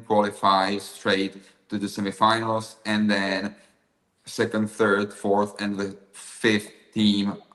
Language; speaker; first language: English; non-native, fluent; Czech